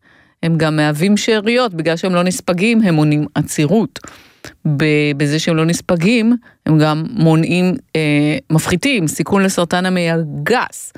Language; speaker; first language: Hebrew; native; Hebrew